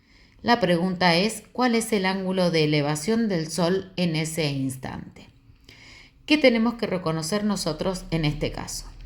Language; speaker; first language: Spanish; native; Spanish